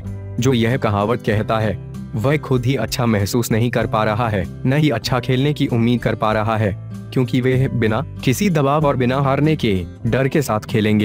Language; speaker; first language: Hindi; native; Hindi